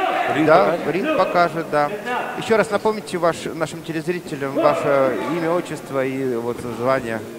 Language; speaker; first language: Russian; native; Russian